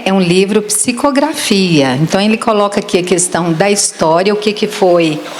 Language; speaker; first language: Portuguese; native; Portuguese